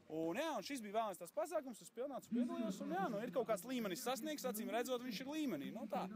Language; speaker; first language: Latvian; native; Latvian